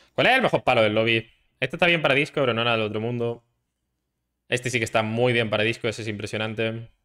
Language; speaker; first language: Spanish; native; Spanish